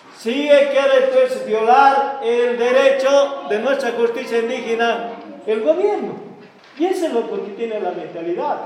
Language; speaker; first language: Spanish; non-native, local second language; Quechua